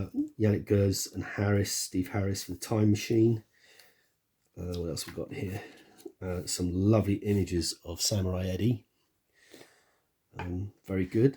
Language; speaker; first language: English; native; English